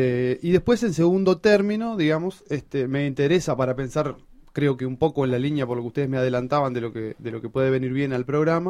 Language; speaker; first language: Spanish; native; Spanish